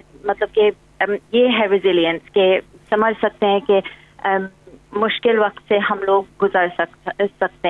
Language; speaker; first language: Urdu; early bilingual, heritage; English